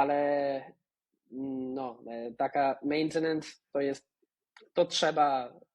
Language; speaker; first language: Polish; non-native, fluent; Spanish